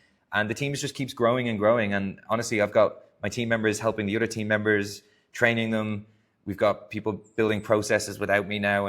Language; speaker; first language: English; native; English